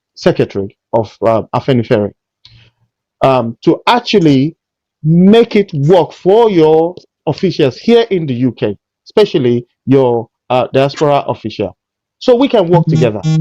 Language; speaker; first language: English; non-native, local second language; Yoruba